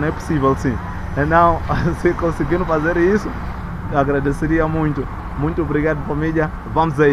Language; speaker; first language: Portuguese; non-native, local second language; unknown